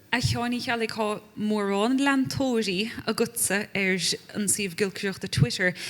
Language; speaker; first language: Irish; native; Irish